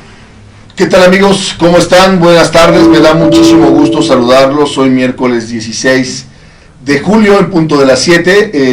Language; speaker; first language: Spanish; native; Spanish